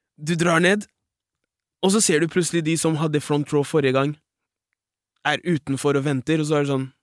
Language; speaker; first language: Norwegian; early bilingual, other home language; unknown